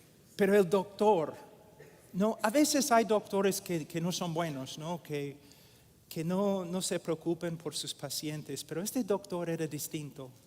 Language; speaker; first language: Spanish; non-native, fluent; English